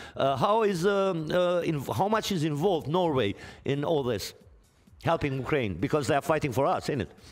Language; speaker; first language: English; non-native, fluent; Albanian